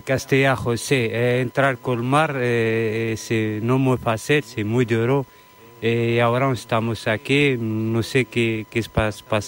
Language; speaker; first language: Spanish; non-native, learner; Arabic